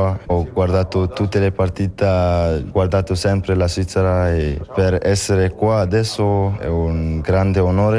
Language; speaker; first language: Italian; non-native, local second language; French